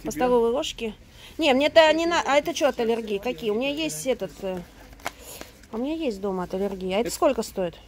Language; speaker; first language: Russian; native; Russian